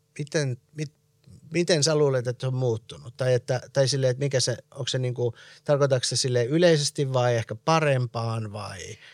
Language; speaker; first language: Finnish; early bilingual, other home language; Persian